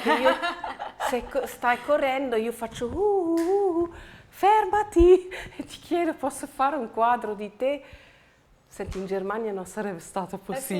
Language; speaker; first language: Italian; non-native, fluent; German